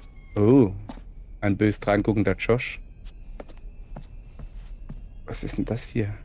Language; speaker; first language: German; native; German